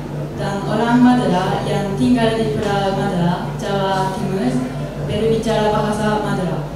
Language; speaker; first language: Indonesian; non-native, learner; Japanese